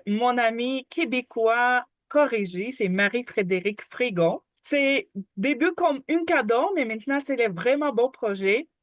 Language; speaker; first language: French; non-native, learner; Ukrainian